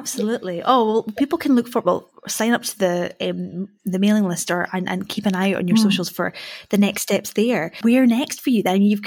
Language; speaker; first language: English; native; English